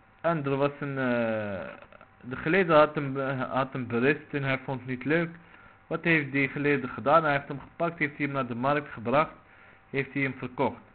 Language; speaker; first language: Dutch; non-native, local second language; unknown